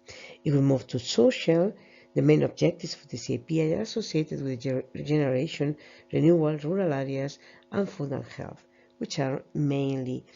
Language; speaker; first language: English; non-native, fluent; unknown